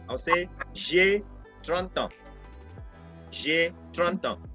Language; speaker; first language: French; non-native, fluent; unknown